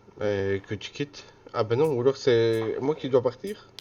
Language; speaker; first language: French; native; French